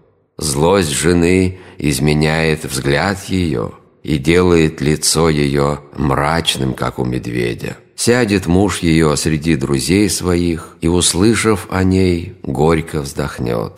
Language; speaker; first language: Russian; native; Russian